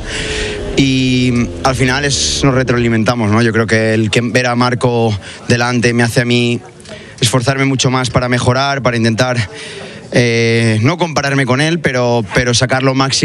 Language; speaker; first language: Spanish; native; Spanish